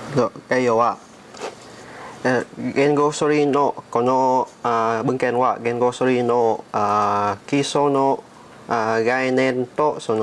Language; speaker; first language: Japanese; non-native, learner; Vietnamese